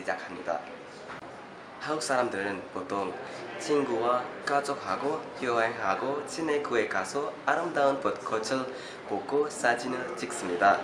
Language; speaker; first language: Korean; non-native, learner; Indonesian